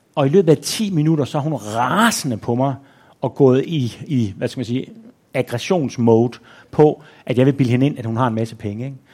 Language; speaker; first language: Danish; native; Danish